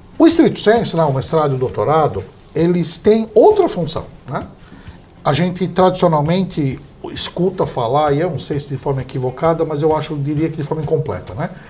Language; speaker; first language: Portuguese; early bilingual, heritage; English